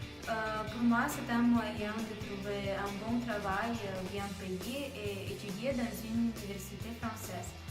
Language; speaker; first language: French; non-native, learner; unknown